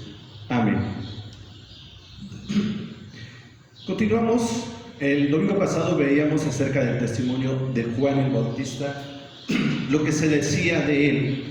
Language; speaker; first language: Spanish; native; Spanish